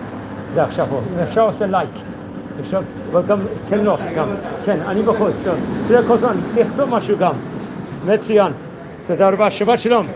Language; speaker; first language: Hebrew; non-native, learner; English